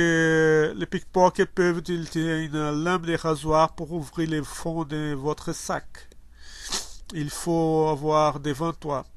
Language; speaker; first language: French; non-native, learner; Portuguese